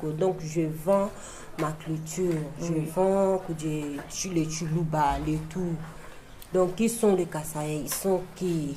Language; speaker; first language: French; non-native, local second language; Luba-Lulua